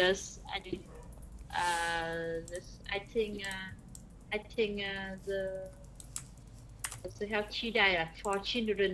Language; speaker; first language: English; non-native, learner; Vietnamese